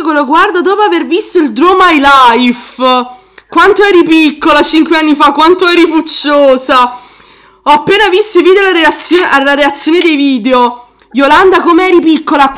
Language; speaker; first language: Italian; native; Italian